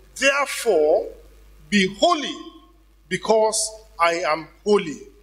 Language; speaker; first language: English; non-native, local second language; Yoruba